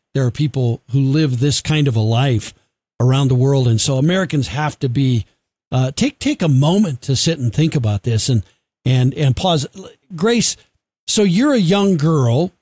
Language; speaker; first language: English; native; English